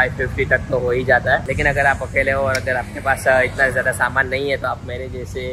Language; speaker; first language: Hindi; non-native, local second language; Gujarati